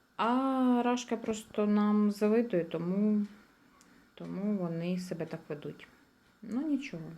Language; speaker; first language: Ukrainian; native; Ukrainian